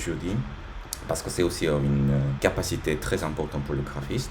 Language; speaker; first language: French; native; French